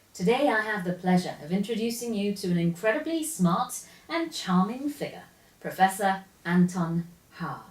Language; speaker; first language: English; early bilingual, other home language; Korean